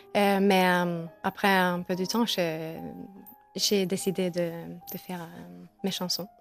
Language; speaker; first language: French; native; French